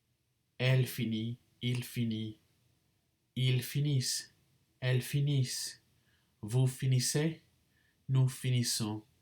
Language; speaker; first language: French; non-native, fluent; English